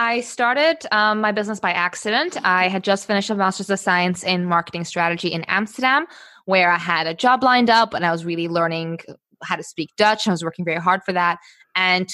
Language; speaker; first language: English; native; English